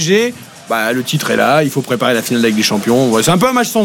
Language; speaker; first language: French; native; French